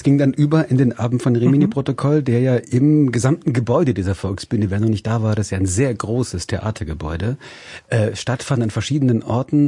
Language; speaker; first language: German; native; German